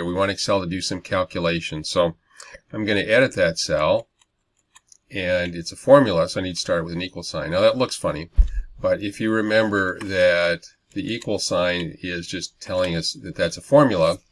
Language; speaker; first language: English; native; English